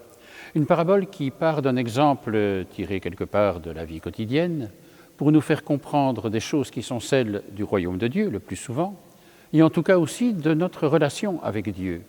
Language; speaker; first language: French; native; French